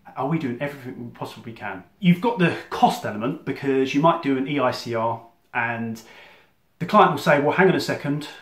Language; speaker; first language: English; native; English